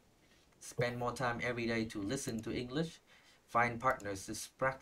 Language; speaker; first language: English; non-native, fluent; Vietnamese